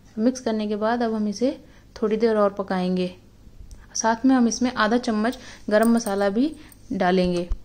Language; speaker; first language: Hindi; native; Hindi